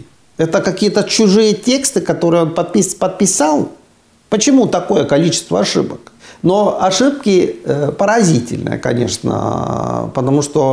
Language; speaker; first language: Russian; non-native, fluent; Estonian